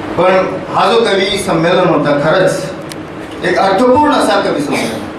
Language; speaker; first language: Marathi; non-native, local second language; Urdu